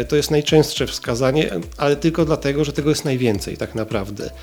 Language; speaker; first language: Polish; native; Polish